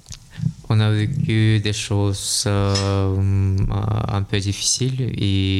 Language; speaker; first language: French; non-native, fluent; Russian